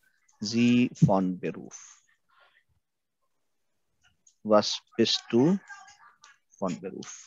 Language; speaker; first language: German; non-native, fluent; Hindi